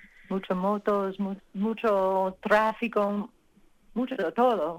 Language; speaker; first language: Spanish; non-native, learner; English